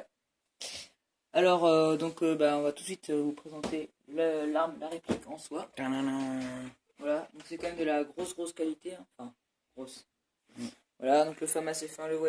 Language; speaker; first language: French; native; French